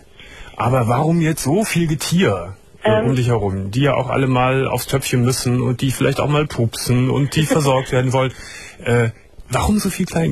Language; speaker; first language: German; native; German